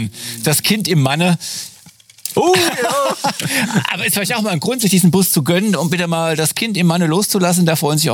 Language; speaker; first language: German; native; German